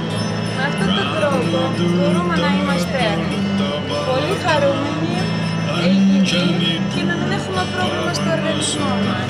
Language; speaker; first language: Greek; non-native, fluent; Ukrainian